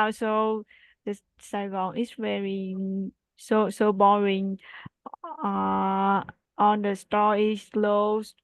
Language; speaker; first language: English; non-native, learner; Vietnamese